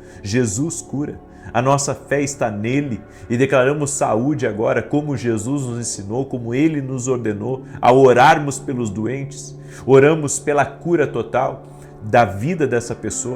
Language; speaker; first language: Portuguese; native; Portuguese